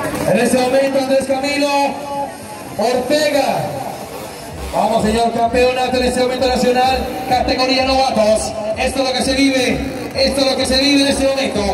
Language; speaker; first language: Spanish; native; Spanish